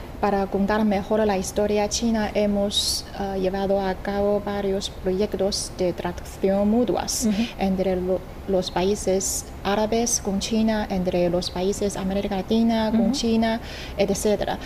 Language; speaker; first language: Spanish; non-native, fluent; Chinese